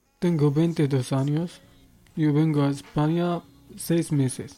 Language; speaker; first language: Spanish; non-native, learner; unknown